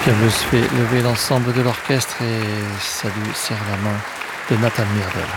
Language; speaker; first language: French; native; French